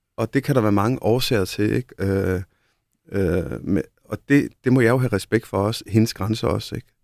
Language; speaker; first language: Danish; early bilingual, other home language; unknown